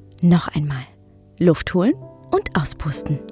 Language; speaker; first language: German; native; German